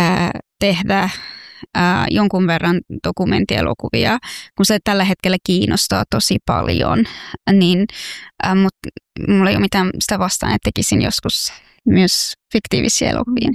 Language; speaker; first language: Finnish; non-native, fluent; Persian